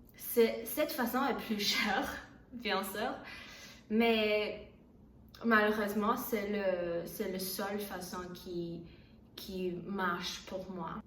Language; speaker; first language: French; non-native, learner; Chinese